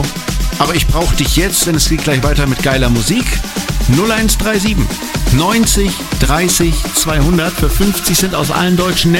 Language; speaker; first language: German; native; German